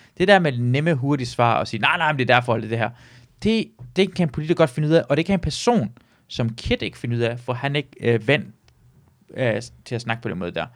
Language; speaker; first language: Danish; early bilingual, other home language; Persian